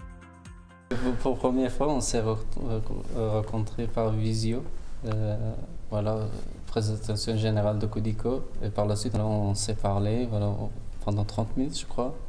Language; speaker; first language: French; non-native, fluent; Turkish